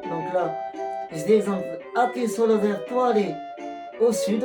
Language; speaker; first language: French; native; French